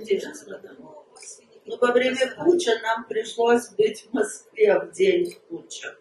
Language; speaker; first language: Russian; early bilingual, heritage; Russian